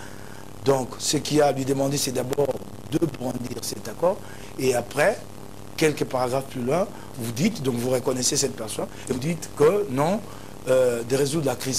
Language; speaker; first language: French; non-native, local second language; Lingala